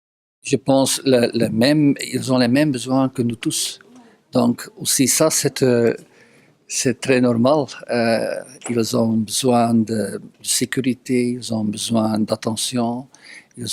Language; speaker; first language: French; non-native, local second language; Dutch